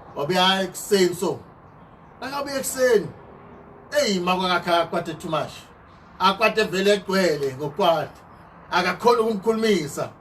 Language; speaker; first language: Zulu; non-native, local second language; Swati